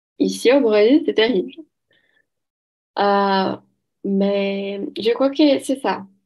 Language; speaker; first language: French; non-native, learner; Portuguese